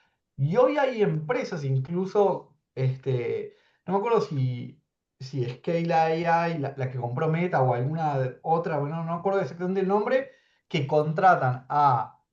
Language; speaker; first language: Spanish; native; Spanish